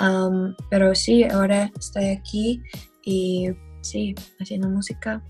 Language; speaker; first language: Spanish; non-native, learner; English